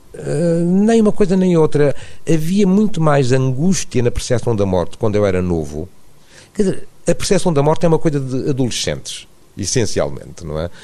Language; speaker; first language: Portuguese; native; Portuguese